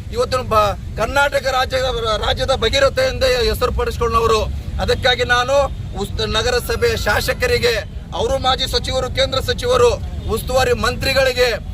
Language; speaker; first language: Kannada; non-native, local second language; Lambadi